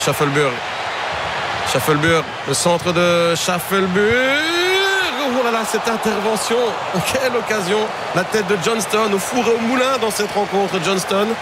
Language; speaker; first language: French; native; French